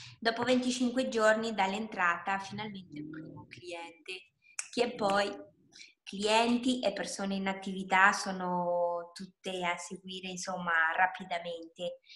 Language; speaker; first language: Italian; non-native, fluent; Romanian